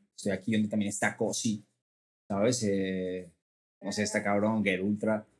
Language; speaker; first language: Spanish; native; Spanish